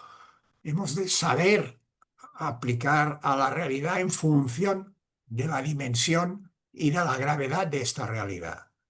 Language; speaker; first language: Spanish; non-native, local second language; Catalan